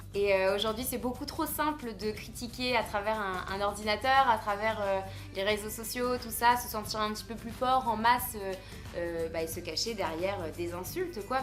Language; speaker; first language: French; native; French